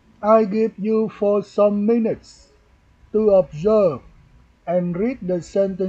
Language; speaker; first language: English; non-native, fluent; Vietnamese